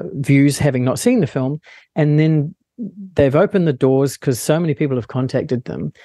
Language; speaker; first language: English; native; English